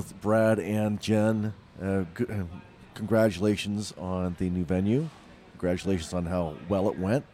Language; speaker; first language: English; native; English